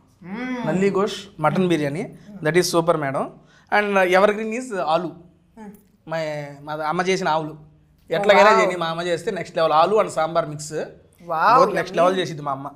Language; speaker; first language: Telugu; native; Telugu